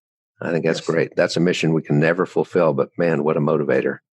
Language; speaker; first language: English; native; English